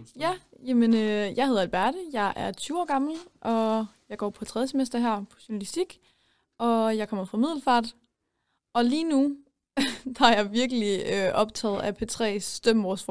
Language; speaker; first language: Danish; native; Danish